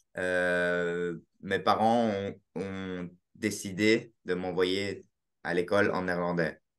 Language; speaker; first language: French; native; French